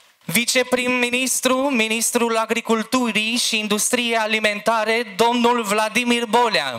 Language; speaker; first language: Romanian; native; Romanian